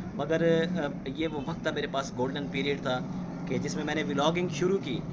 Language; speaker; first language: Urdu; non-native, local second language; Saraiki